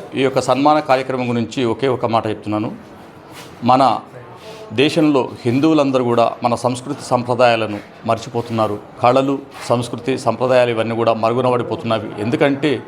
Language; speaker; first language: Telugu; native; Telugu